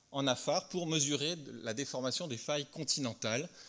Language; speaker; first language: French; native; French